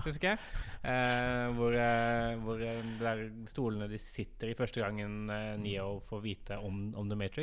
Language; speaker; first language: Norwegian; native; Norwegian